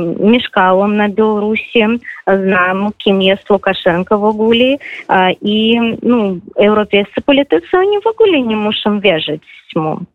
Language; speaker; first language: Polish; non-native, fluent; Russian